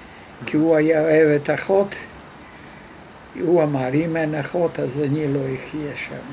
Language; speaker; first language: Hebrew; non-native, fluent; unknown